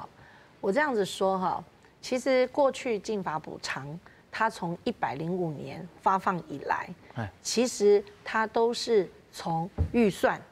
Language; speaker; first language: Chinese; native; Chinese